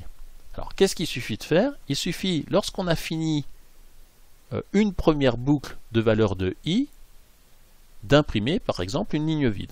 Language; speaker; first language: French; native; French